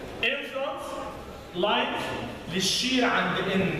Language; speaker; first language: Arabic; native; Arabic